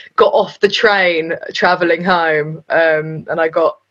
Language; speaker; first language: English; native; English